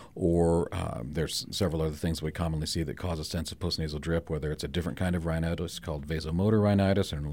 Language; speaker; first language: English; native; English